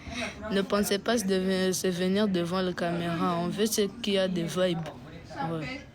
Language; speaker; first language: French; non-native, local second language; Kinyarwanda